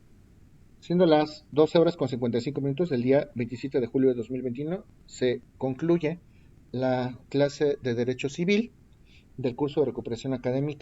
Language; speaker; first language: Spanish; native; Spanish